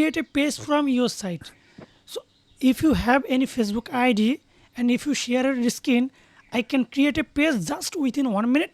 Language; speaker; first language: English; non-native, learner; Bangla